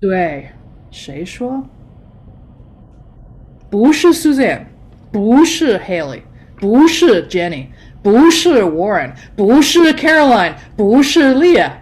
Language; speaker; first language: Chinese; non-native, fluent; English